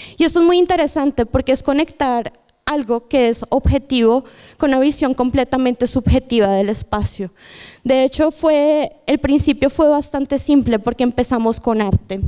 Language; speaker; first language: Spanish; native; Spanish